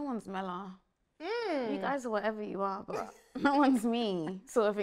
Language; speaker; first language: English; native; English